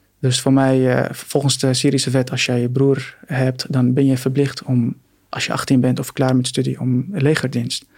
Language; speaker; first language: Dutch; non-native, fluent; Arabic